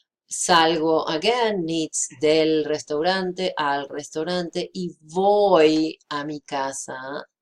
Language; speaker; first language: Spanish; non-native, fluent; English